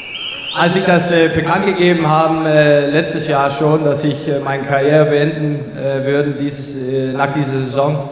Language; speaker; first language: German; non-native, fluent; Danish